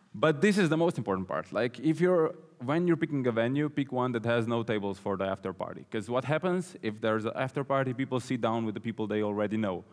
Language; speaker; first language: English; non-native, fluent; Slovenian